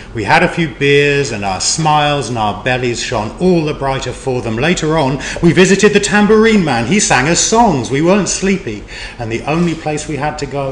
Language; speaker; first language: English; native; English